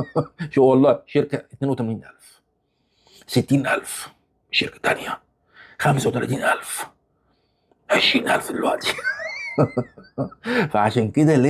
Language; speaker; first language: Arabic; native; Arabic